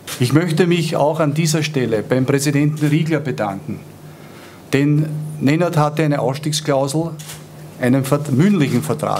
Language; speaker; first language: German; native; German